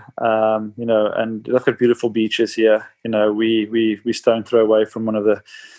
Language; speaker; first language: English; non-native, local second language; Afrikaans